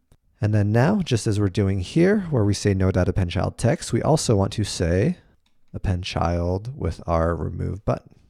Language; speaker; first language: English; native; English